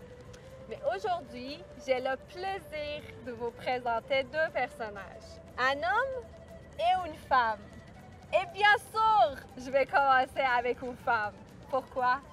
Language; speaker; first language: French; non-native, fluent; Persian